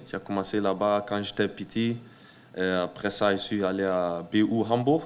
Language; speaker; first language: French; early bilingual, heritage; French